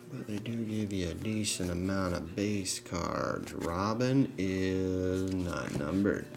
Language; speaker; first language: English; native; English